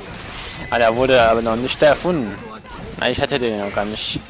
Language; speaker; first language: German; native; German